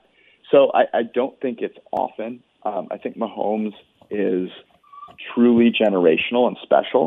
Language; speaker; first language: English; native; English